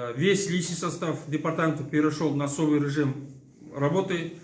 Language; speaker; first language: Russian; non-native, local second language; Kazakh